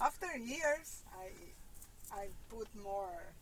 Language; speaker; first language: English; non-native, learner; Portuguese